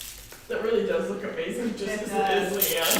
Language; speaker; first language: English; native; English